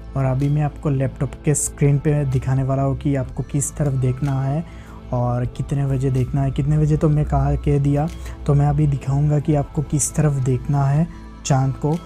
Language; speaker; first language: Hindi; native; Hindi